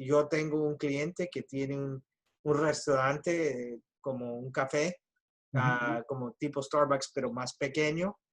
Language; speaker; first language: Spanish; early bilingual, heritage; Spanish